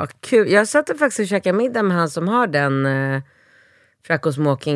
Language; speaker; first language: Swedish; native; Swedish